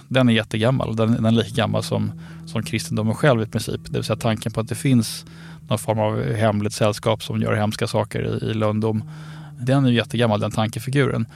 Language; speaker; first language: Swedish; native; Swedish